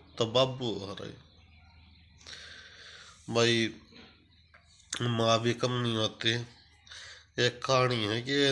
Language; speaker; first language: Hindi; native; Hindi